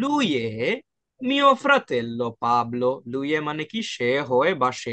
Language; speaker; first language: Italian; non-native, fluent; Bangla